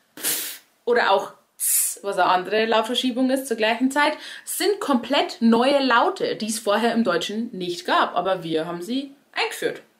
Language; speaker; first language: German; native; German